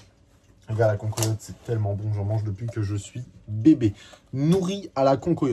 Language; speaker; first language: French; native; French